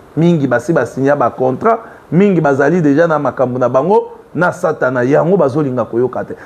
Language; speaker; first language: Lingala; native; Lingala